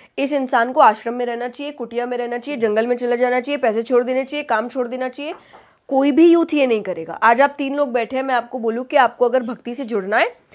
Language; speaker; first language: Hindi; native; Hindi